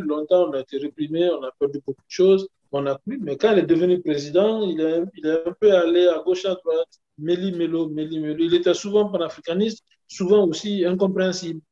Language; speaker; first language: French; non-native, local second language; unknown